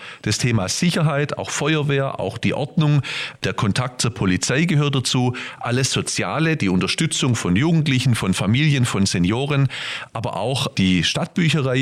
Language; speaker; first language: German; native; German